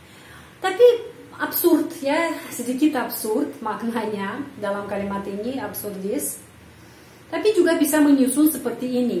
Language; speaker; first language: Indonesian; non-native, fluent; Russian